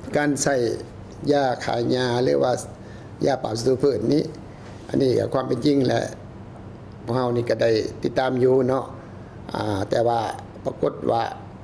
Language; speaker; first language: Lao; native; Lao